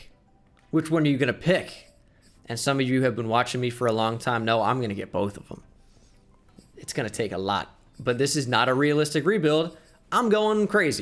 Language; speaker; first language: English; native; English